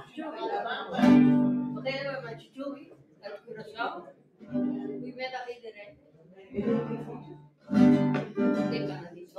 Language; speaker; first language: Dutch; non-native, local second language; Papiamento